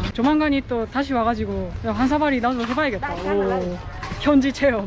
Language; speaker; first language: Korean; native; Korean